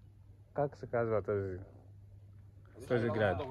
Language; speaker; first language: Bulgarian; non-native, learner; Portuguese